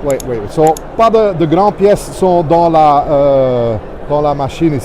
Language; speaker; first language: French; non-native, local second language; Dutch